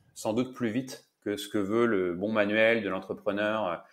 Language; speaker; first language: French; native; French